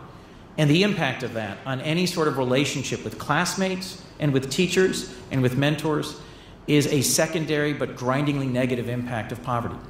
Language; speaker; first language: English; native; English